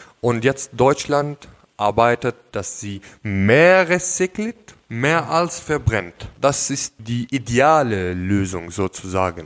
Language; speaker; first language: German; non-native, local second language; Arabic